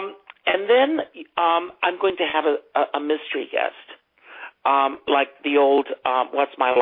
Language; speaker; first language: English; native; English